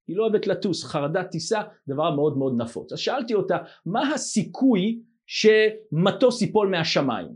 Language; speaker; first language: Hebrew; non-native, fluent; English